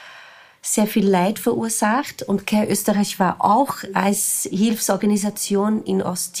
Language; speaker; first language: German; non-native, fluent; Portuguese